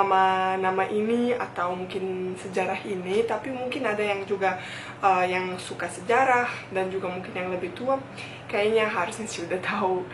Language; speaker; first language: Indonesian; non-native, fluent; Bosnian